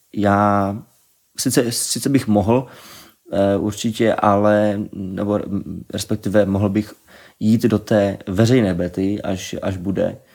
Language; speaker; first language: Czech; native; Czech